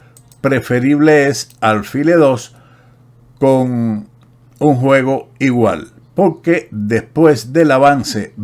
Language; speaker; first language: Spanish; native; Spanish